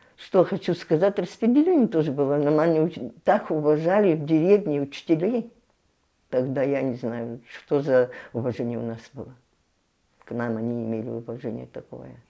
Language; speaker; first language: Russian; non-native, local second language; Abkhazian